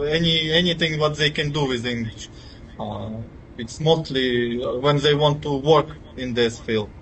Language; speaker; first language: English; non-native, fluent; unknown